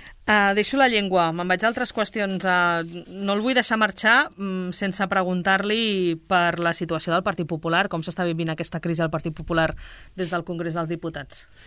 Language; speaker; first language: Catalan; native; Catalan